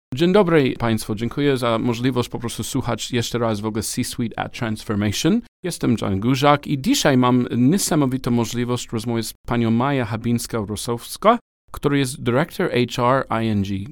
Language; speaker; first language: Polish; non-native, learner; English